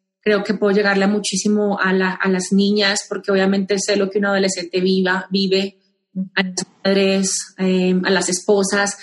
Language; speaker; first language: Spanish; native; Spanish